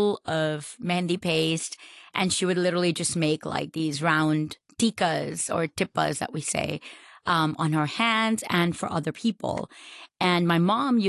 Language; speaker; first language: English; non-native, local second language; Urdu